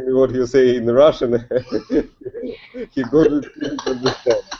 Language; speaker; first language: English; non-native, learner; Russian